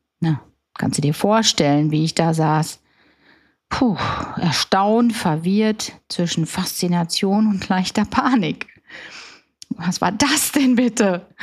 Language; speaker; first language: German; native; German